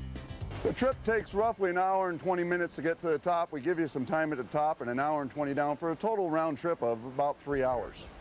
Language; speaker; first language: English; native; English